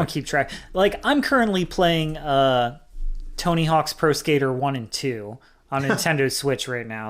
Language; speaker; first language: English; native; English